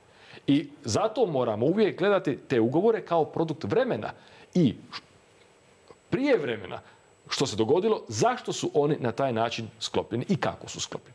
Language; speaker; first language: Croatian; native; Croatian